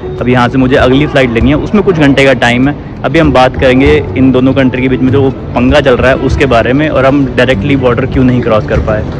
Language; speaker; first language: Hindi; native; Hindi